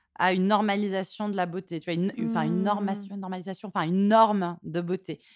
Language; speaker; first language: French; native; French